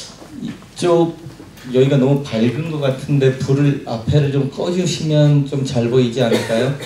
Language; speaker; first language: Korean; native; Korean